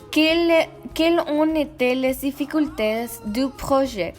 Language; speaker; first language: French; non-native, learner; Spanish